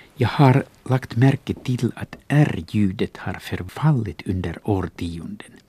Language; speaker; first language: Swedish; non-native, local second language; Finnish